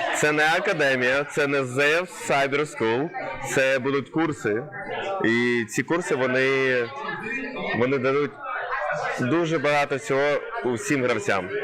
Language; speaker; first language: Ukrainian; non-native, local second language; Russian